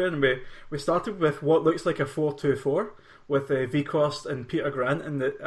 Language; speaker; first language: English; native; English